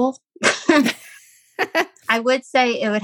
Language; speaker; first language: English; native; English